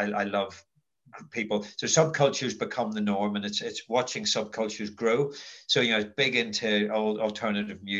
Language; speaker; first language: English; native; English